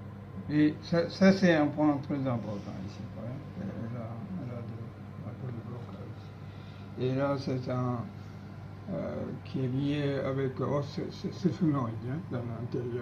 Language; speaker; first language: French; non-native, learner; Japanese